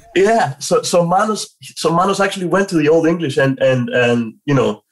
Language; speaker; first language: English; non-native, fluent; Greek